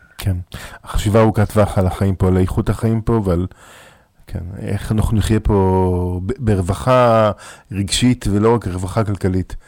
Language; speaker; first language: Hebrew; native; Hebrew